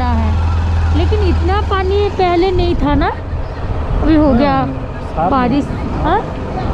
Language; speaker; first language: Hindi; non-native, local second language; Bangla